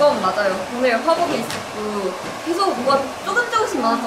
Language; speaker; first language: Korean; native; Korean